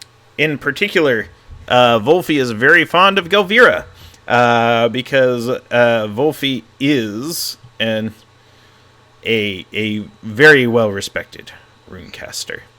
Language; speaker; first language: English; native; English